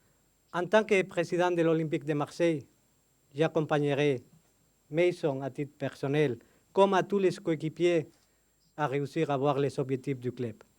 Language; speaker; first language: French; non-native, fluent; Spanish